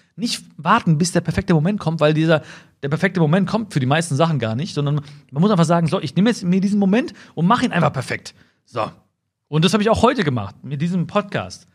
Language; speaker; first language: German; native; German